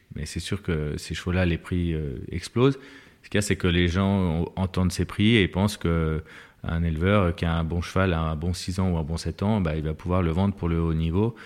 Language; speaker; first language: French; native; French